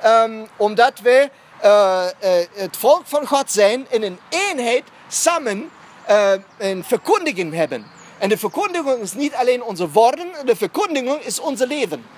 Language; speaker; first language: Dutch; non-native, fluent; German